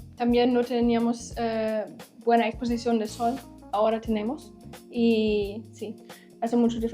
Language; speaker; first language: Spanish; non-native, fluent; German